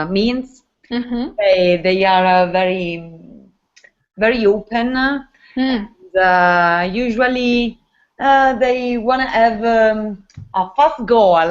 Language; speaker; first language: English; non-native, learner; Italian